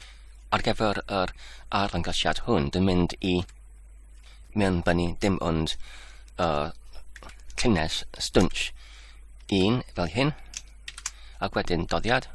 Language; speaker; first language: Welsh; non-native, learner; Polish